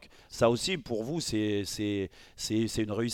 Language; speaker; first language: French; native; French